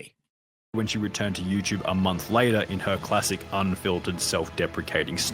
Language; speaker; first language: English; native; English